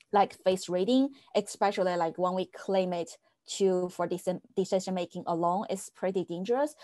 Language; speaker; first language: English; non-native, fluent; Chinese